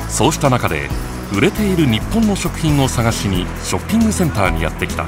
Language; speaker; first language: Japanese; native; Japanese